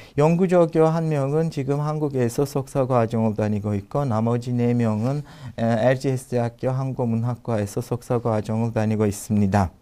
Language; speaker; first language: Korean; non-native, fluent; Turkish